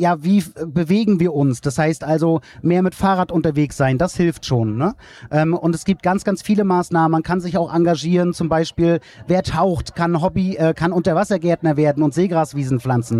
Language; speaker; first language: German; native; German